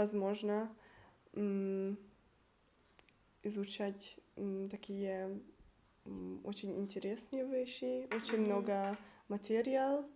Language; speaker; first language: Russian; non-native, learner; Hungarian